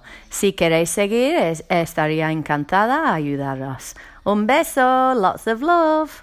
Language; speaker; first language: Spanish; non-native, fluent; English